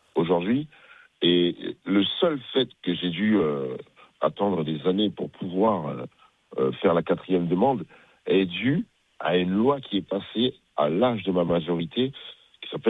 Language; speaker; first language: French; early bilingual, other home language; Bambara